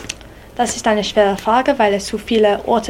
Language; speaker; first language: German; non-native, learner; English